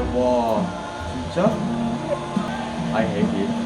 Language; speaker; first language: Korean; non-native, learner; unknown